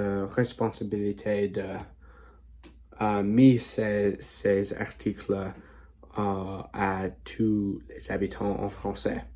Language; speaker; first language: French; non-native, learner; English